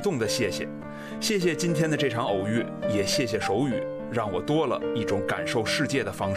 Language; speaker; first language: Chinese; native; Chinese